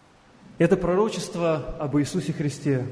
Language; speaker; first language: Russian; native; Russian